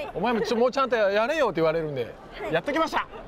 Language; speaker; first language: Japanese; native; Japanese